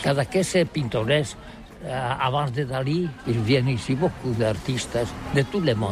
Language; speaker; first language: French; non-native, learner; Catalan